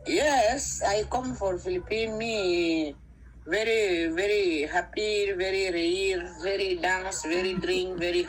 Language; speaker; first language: English; non-native, learner; Fang